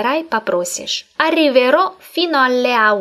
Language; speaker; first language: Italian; non-native, fluent; Russian